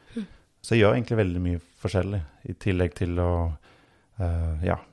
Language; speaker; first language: Norwegian; native; Norwegian